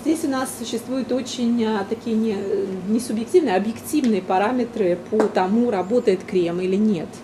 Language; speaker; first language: Russian; native; Russian